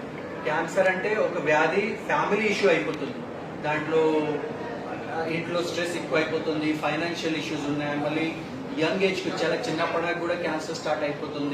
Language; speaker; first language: Telugu; non-native, fluent; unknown